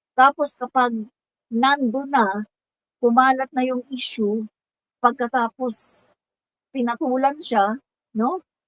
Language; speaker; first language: Filipino; non-native, local second language; Cebuano